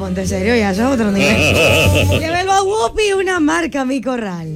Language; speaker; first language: Spanish; native; Spanish